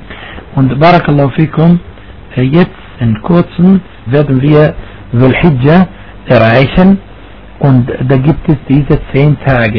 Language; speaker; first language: German; non-native, fluent; Arabic